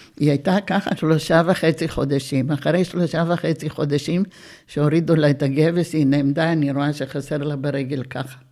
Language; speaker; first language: Hebrew; early bilingual, other home language; Bulgarian